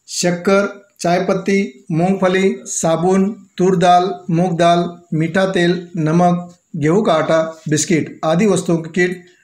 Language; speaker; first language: Hindi; non-native, local second language; Marathi